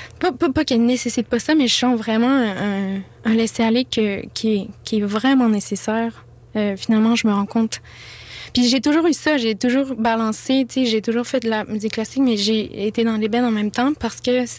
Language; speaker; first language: French; native; French